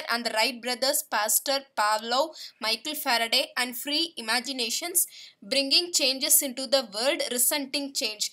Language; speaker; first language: English; non-native, local second language; Tamil